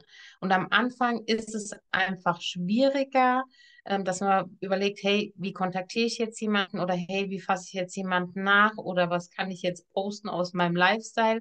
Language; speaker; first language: German; native; German